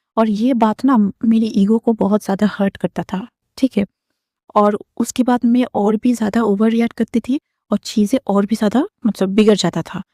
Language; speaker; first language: Hindi; non-native, local second language; Bangla